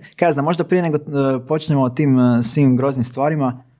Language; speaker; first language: Croatian; native; Croatian